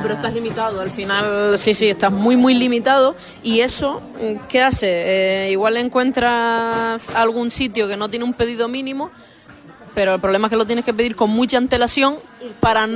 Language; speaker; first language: Spanish; native; Spanish